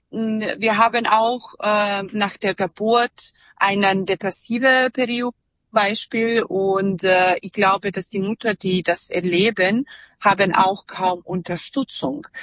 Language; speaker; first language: German; non-native, fluent; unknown